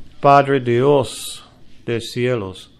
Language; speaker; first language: Spanish; non-native, learner; English